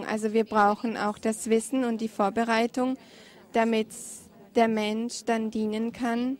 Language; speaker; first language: German; non-native, fluent; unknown